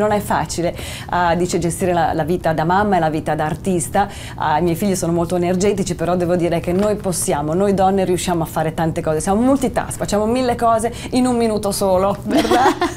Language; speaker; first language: Italian; native; Italian